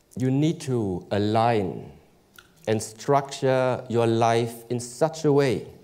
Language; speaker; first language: English; early bilingual, other home language; German